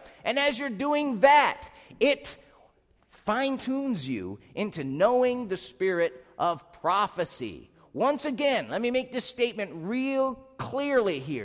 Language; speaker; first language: English; native; English